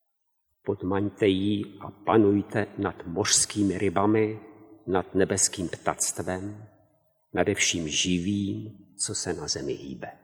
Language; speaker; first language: Czech; native; Czech